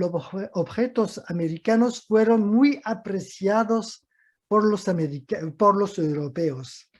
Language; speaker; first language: Spanish; non-native, fluent; French